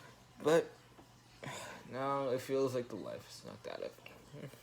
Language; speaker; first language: English; native; English